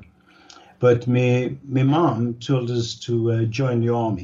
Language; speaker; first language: English; native; English